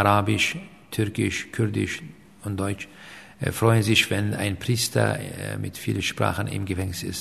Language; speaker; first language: German; non-native, fluent; Aramaic